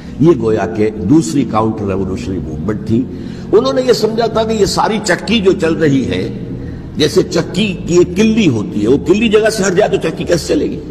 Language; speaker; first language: Urdu; native; Urdu